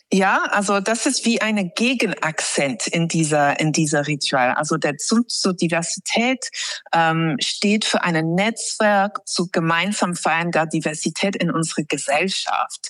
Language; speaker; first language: German; non-native, fluent; English